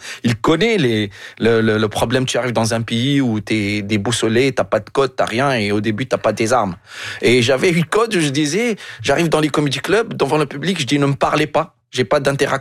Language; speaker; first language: French; non-native, local second language; Arabic